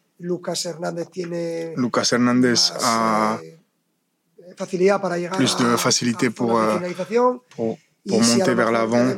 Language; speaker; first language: French; non-native, fluent; Spanish